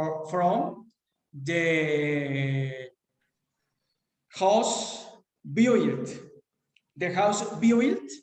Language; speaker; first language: English; non-native, learner; Spanish